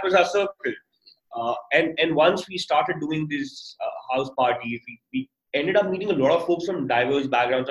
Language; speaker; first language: English; non-native, local second language; Hindi